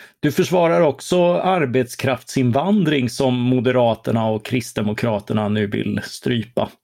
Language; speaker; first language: Swedish; native; Swedish